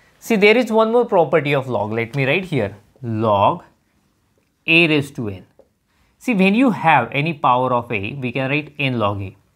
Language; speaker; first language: English; non-native, local second language; Marathi